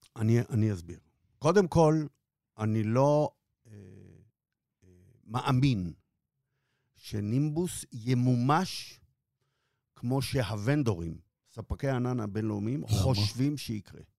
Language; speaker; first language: Hebrew; native; Hebrew